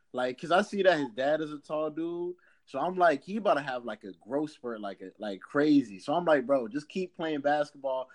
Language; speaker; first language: English; native; English